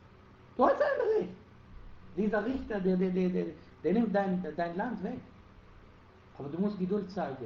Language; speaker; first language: German; non-native, fluent; Arabic